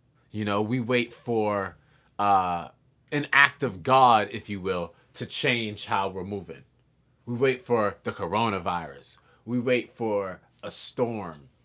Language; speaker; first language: English; native; English